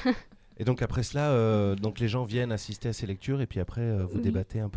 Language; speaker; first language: French; native; French